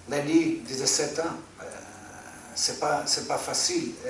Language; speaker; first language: French; non-native, fluent; Portuguese